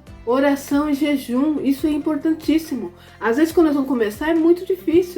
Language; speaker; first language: Portuguese; native; Portuguese